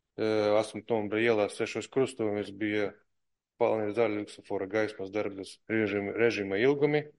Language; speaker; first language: Latvian; non-native, local second language; Russian